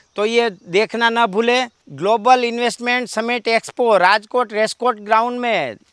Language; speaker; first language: Hindi; non-native, local second language; Gujarati